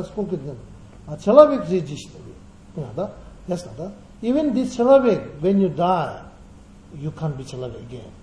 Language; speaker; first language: Russian; non-native, learner; Tibetan